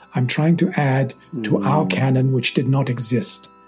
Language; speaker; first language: English; native; English